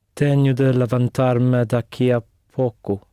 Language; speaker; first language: Portuguese; non-native, learner; English